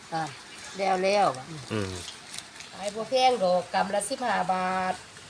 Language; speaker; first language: Thai; native; Thai